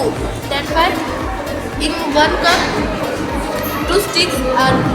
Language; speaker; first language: English; non-native, learner; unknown